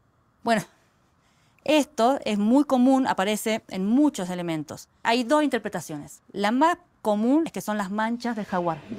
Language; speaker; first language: Spanish; native; Spanish